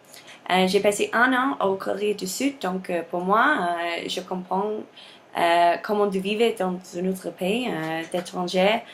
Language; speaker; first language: French; non-native, learner; English